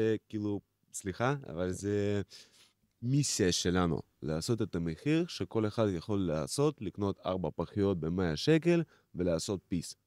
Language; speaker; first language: Hebrew; non-native, fluent; Russian